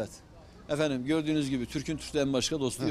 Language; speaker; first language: Turkish; native; Turkish